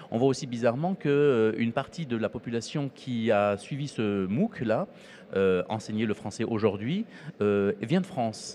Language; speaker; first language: French; native; French